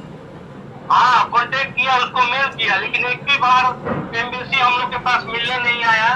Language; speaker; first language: Hindi; non-native, local second language; Bangla